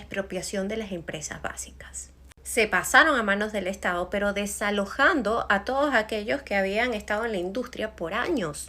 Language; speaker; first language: Spanish; native; Spanish